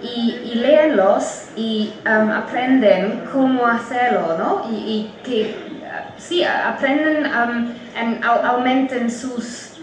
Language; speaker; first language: Spanish; non-native, fluent; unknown